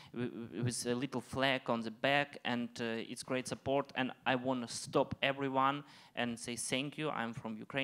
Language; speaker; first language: English; non-native, learner; Ukrainian